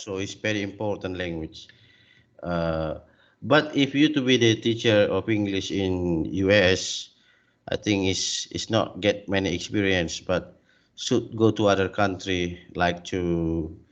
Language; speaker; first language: English; non-native, learner; Indonesian